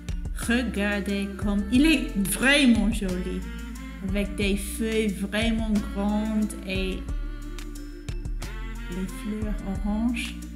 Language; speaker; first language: French; non-native, fluent; English